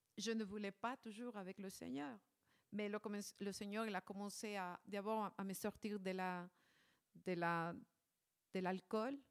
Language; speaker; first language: French; non-native, fluent; Spanish